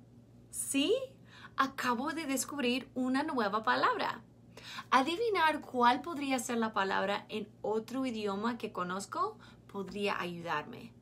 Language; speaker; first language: Spanish; non-native, fluent; English